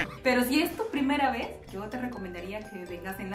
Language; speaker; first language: Spanish; native; Spanish